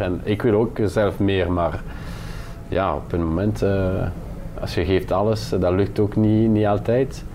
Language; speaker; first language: Dutch; non-native, local second language; French